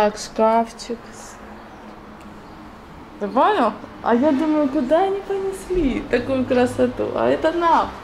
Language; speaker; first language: Russian; native; Russian